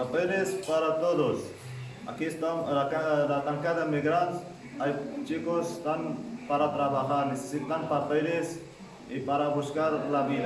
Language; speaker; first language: Spanish; non-native, learner; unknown